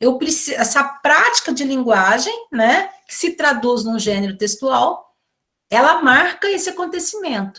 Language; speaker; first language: Portuguese; native; Portuguese